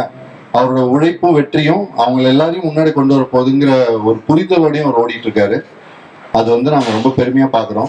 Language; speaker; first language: Tamil; native; Tamil